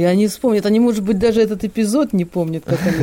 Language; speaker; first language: Russian; native; Russian